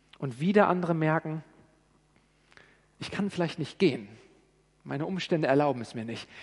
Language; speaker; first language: German; native; German